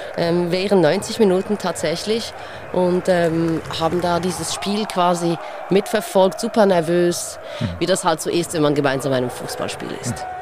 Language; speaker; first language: German; native; German